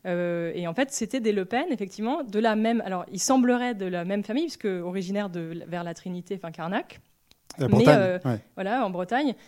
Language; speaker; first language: French; native; French